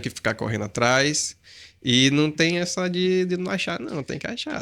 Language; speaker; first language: Portuguese; native; Portuguese